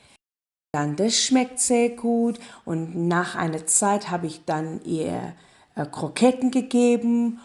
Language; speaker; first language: German; non-native, learner; English